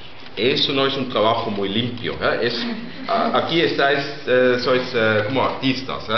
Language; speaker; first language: Spanish; non-native, learner; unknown